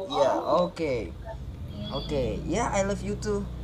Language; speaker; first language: English; non-native, learner; Hakka Chinese